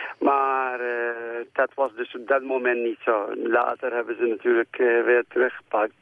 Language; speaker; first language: Dutch; non-native, fluent; Central Kurdish